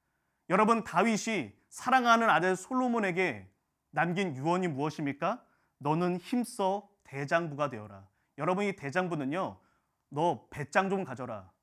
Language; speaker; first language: Korean; native; Korean